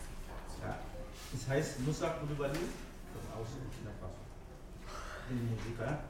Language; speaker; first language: German; non-native, learner; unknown